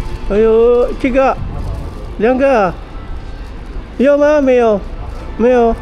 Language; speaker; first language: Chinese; non-native, learner; Filipino